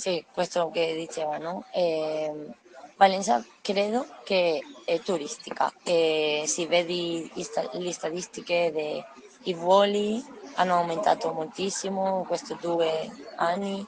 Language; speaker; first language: Italian; non-native, learner; Spanish